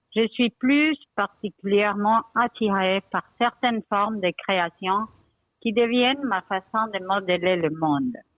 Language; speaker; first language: French; non-native, fluent; Spanish